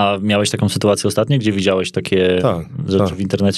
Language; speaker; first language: Polish; native; Polish